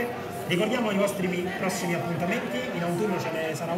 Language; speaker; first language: Italian; native; Italian